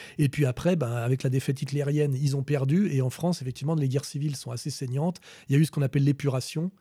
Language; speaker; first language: French; native; French